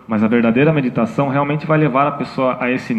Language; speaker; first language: Portuguese; native; Portuguese